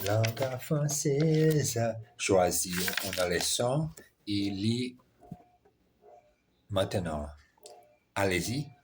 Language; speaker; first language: French; non-native, learner; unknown